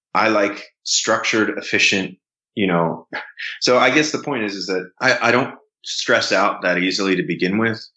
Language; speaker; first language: English; native; English